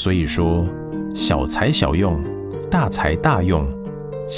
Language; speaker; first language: Chinese; native; Chinese